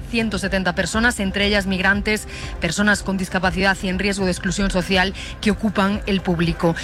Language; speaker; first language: Spanish; native; Spanish